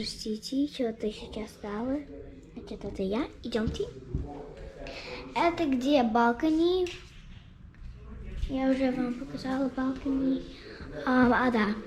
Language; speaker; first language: Russian; non-native, learner; English